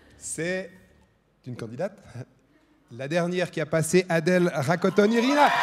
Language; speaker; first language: French; non-native, fluent; Spanish